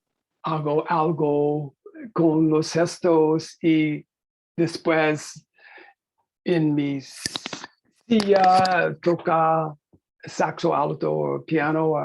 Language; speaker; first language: Spanish; non-native, learner; English